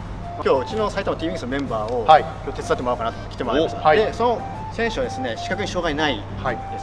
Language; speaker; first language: Japanese; native; Japanese